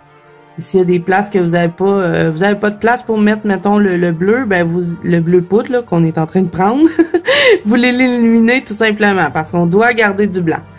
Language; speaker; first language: French; native; French